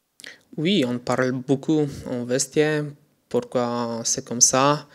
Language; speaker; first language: French; non-native, learner; Polish